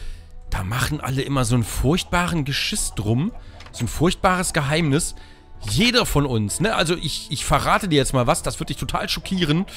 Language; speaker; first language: German; native; German